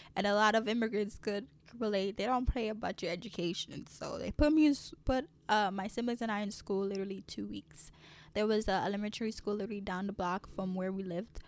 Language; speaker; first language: English; early bilingual, other home language; French